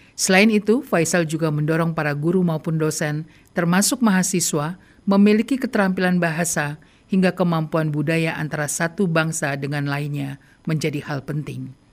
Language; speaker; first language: Indonesian; native; Indonesian